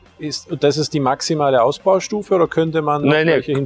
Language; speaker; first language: German; native; German